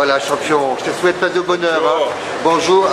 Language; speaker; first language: French; native; French